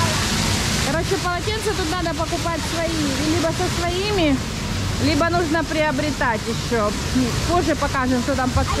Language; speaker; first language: Russian; native; Russian